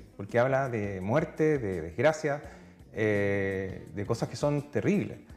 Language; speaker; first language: Spanish; native; Spanish